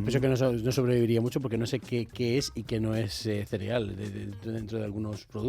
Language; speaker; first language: Spanish; native; Spanish